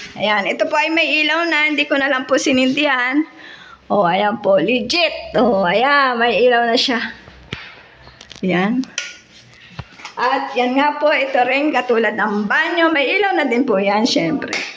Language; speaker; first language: Filipino; native; Filipino